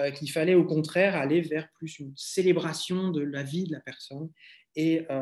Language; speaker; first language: French; native; French